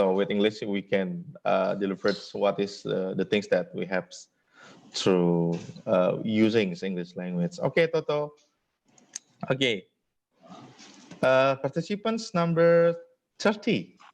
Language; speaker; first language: English; non-native, fluent; Indonesian